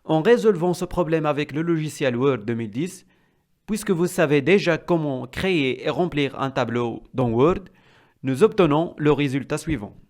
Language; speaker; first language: French; non-native, local second language; Arabic